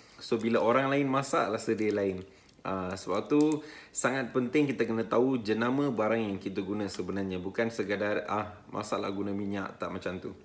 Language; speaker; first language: Malay; non-native, local second language; Tamil